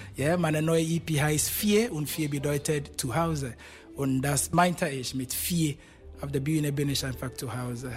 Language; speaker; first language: German; non-native, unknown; Akan